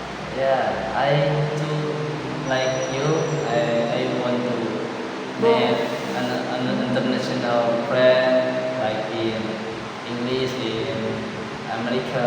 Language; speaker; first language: English; non-native, learner; Indonesian